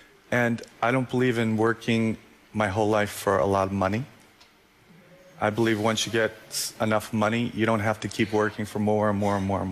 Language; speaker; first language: English; native; English